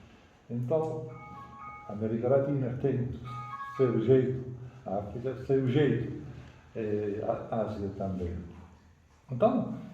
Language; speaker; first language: Portuguese; non-native, fluent; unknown